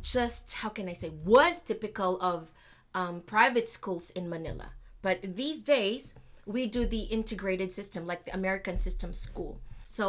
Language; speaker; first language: English; non-native, local second language; Filipino